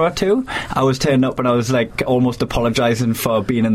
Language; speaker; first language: English; native; English